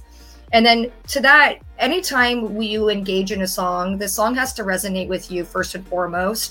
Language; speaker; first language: English; native; English